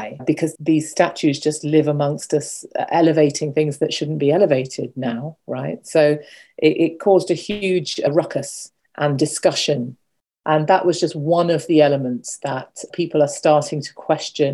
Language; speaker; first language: English; native; English